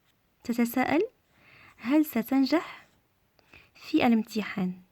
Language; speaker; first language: Arabic; native; Arabic